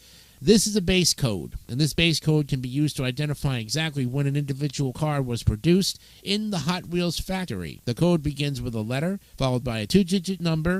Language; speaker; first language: English; native; English